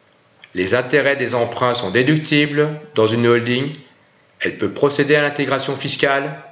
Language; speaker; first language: French; native; French